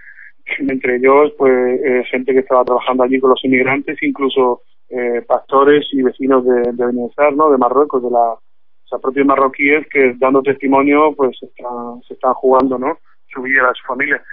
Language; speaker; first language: Spanish; native; Spanish